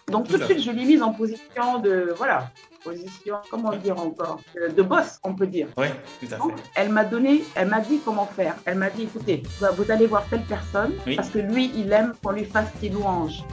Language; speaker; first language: French; non-native, local second language; Wolof